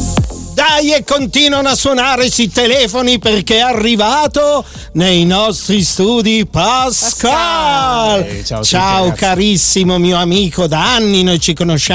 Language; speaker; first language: Italian; native; Italian